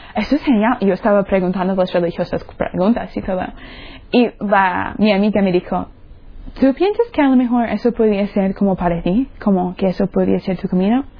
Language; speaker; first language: Spanish; non-native, fluent; English